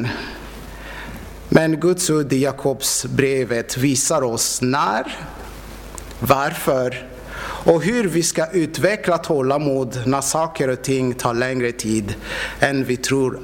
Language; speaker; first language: Swedish; non-native, fluent; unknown